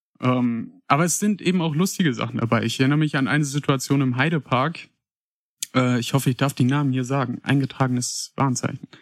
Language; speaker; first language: German; native; German